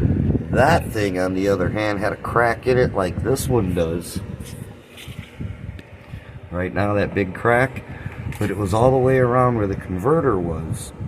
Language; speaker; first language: English; native; English